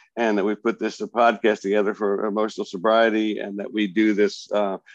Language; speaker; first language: English; native; English